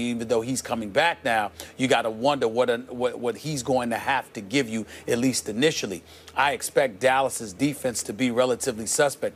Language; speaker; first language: English; native; English